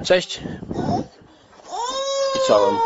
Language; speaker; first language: Polish; native; Polish